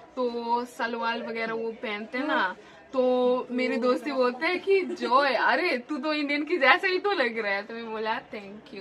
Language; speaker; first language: Hindi; non-native, learner; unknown